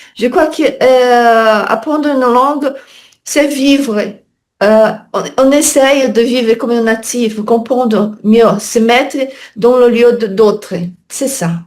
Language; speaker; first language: French; non-native, learner; Portuguese